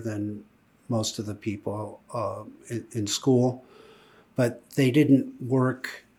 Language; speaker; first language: English; native; English